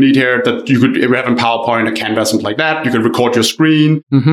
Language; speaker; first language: English; non-native, fluent; Danish